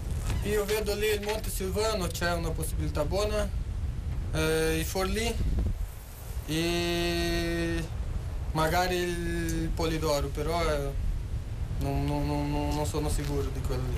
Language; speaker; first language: Italian; non-native, fluent; Portuguese